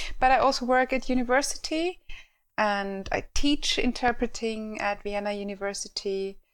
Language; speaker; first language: English; non-native, fluent; German